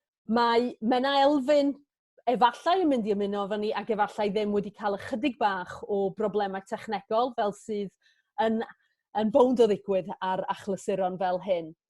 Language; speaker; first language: Welsh; native; Welsh